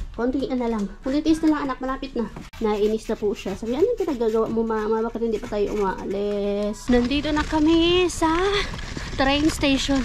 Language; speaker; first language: Filipino; non-native, local second language; Cebuano